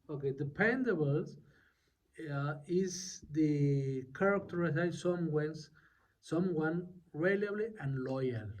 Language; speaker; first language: English; non-native, learner; Spanish